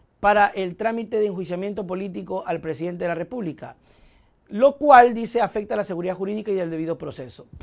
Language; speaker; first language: Spanish; native; Spanish